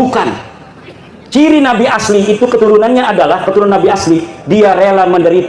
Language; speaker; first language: Indonesian; non-native, local second language; Javanese